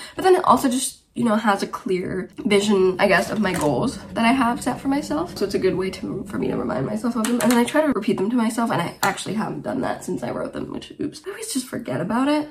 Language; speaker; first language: English; early bilingual, other home language; Romanian